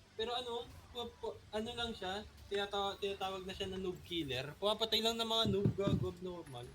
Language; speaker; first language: Filipino; native; Filipino